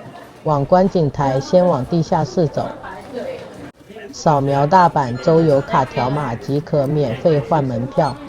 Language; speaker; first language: Chinese; native; Chinese